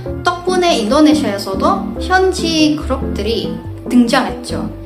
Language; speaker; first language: Korean; non-native, fluent; Indonesian